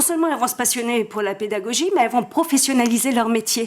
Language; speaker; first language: French; native; French